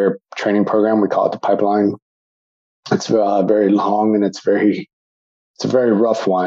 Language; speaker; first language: English; native; English